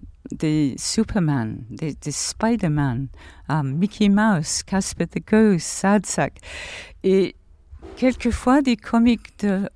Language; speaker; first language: French; non-native, fluent; English